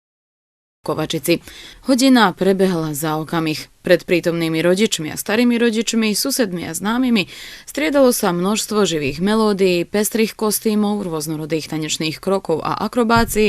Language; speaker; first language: Slovak; native; Slovak